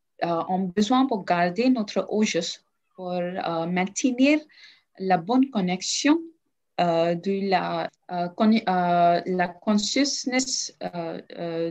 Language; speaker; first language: French; non-native, learner; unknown